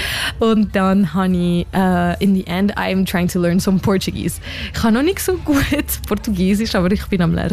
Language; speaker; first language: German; non-native, local second language; French